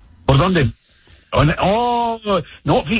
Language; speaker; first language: Spanish; native; Spanish